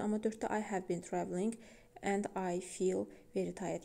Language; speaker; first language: English; non-native, fluent; Azerbaijani